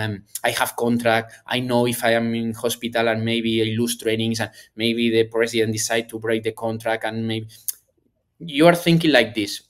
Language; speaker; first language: English; non-native, learner; Spanish